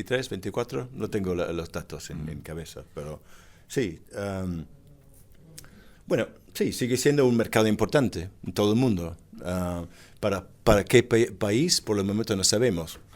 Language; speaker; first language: Spanish; non-native, fluent; English